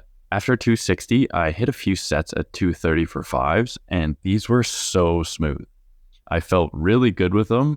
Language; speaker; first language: English; native; English